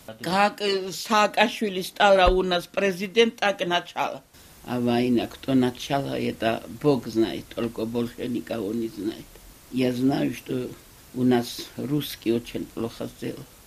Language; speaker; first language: Russian; non-native, local second language; Georgian